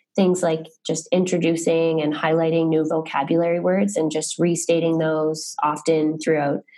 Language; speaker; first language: English; native; English